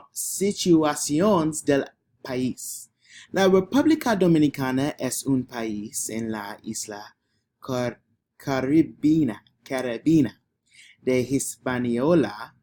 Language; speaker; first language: Spanish; non-native, learner; English